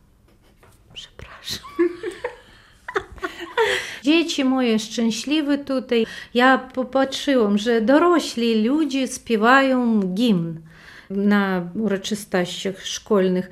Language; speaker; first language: Polish; non-native, learner; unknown